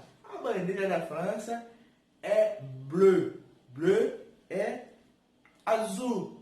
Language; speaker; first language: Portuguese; non-native, fluent; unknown